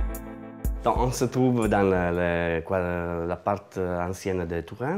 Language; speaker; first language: French; non-native, learner; Italian